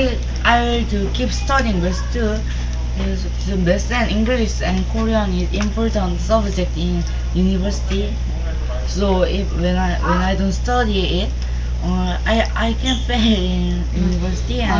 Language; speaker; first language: English; non-native, learner; Korean